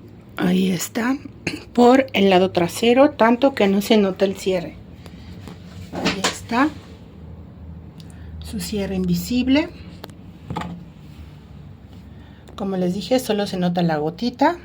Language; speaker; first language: Spanish; native; Spanish